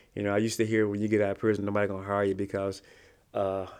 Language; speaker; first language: English; native; English